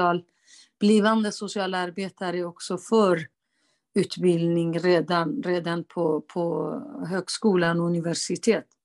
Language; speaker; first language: Swedish; non-native, fluent; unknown